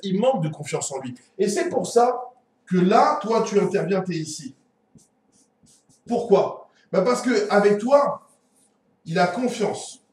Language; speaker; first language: French; native; French